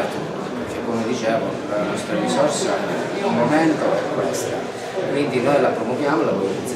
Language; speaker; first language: Italian; native; Italian